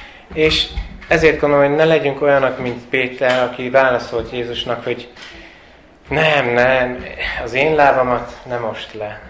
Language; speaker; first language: Hungarian; non-native, fluent; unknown